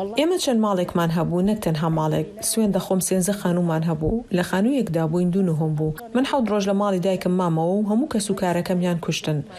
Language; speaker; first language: Central Kurdish; non-native, local second language; Arabic